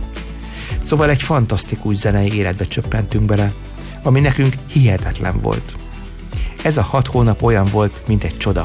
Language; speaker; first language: Hungarian; native; Hungarian